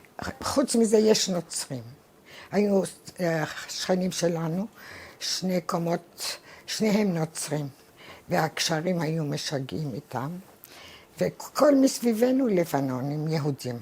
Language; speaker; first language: Hebrew; non-native, fluent; Arabic